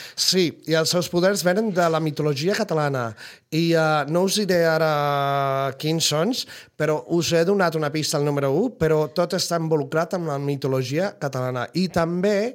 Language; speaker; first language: Catalan; non-native, fluent; Spanish